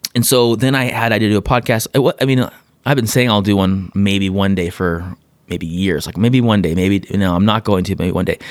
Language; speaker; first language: English; native; English